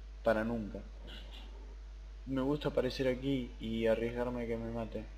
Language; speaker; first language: Spanish; native; Spanish